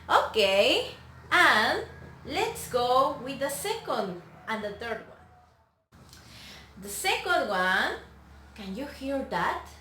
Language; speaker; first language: English; non-native, learner; Spanish